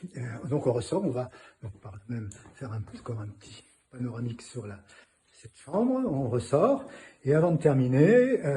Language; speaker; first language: French; native; French